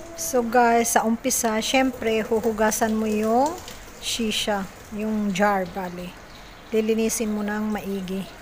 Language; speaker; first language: Filipino; non-native, local second language; Cebuano